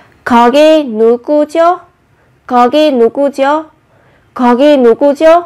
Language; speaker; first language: Korean; non-native, fluent; Vietnamese